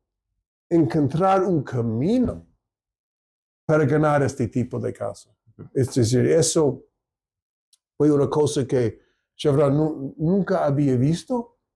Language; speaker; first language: Spanish; non-native, fluent; English